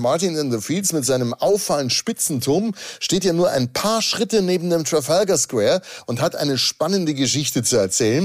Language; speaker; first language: German; native; German